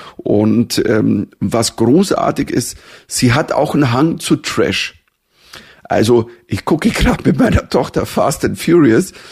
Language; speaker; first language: German; native; German